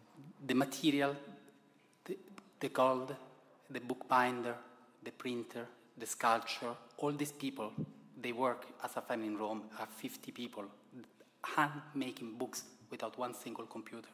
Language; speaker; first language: English; non-native, fluent; Italian